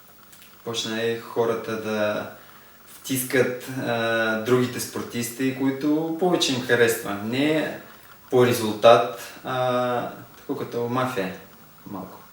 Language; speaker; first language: Bulgarian; non-native, learner; Russian